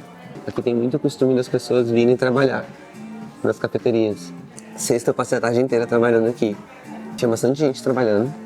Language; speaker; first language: Portuguese; native; Portuguese